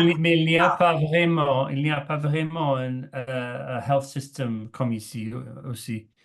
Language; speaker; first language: French; non-native, learner; English